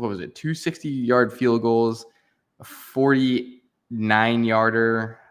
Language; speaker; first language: English; native; English